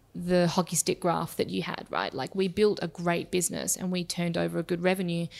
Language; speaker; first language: English; native; English